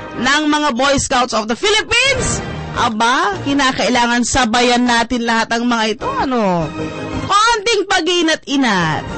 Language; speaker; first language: Filipino; non-native, local second language; Pangasinan